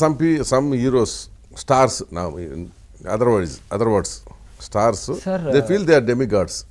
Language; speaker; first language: Telugu; native; Telugu